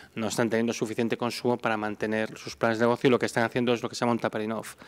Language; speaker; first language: Spanish; native; Spanish